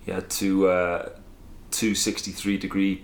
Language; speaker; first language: English; native; English